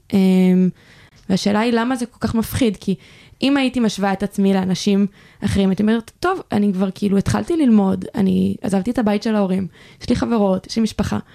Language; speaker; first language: Hebrew; native; Hebrew